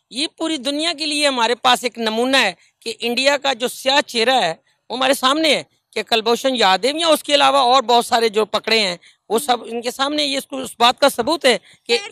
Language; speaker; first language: Hindi; native; Hindi